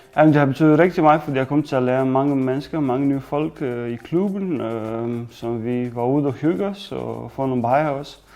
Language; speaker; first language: Danish; non-native, fluent; Romanian